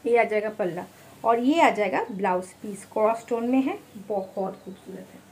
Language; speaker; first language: Hindi; non-native, fluent; Bangla